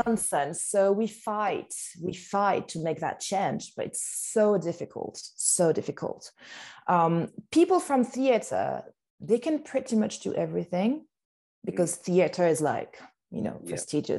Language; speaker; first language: English; non-native, fluent; French